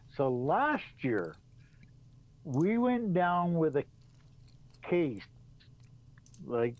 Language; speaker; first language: English; native; English